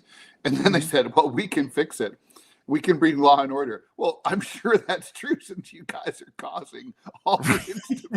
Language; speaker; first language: English; native; English